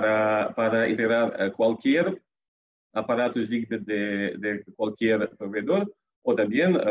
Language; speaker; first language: Spanish; non-native, fluent; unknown